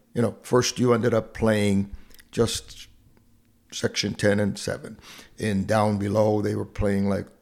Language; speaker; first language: English; non-native, fluent; Hungarian